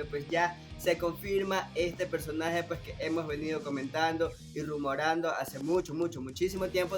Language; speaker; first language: Spanish; native; Spanish